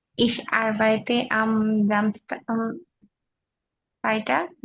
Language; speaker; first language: German; non-native, learner; Bangla